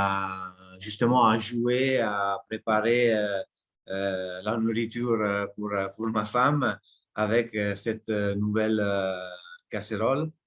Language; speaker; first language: French; non-native, fluent; Italian